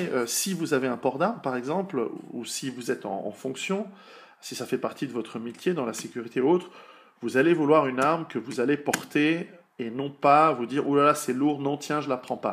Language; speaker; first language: French; native; French